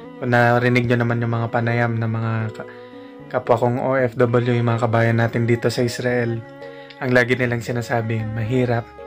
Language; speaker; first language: Filipino; native; Filipino